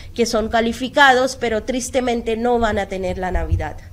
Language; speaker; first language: Spanish; non-native, fluent; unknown